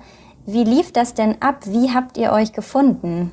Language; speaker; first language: German; native; German